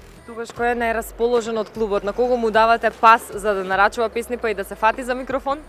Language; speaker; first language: Macedonian; native; Macedonian